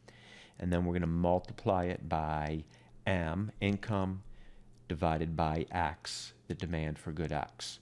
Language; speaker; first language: English; native; English